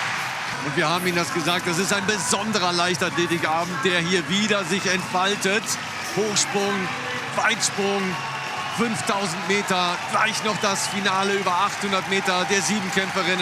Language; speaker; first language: German; native; German